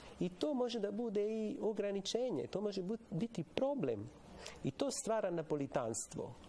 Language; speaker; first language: Serbian; non-native, fluent; Italian